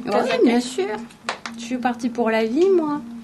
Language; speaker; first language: French; native; French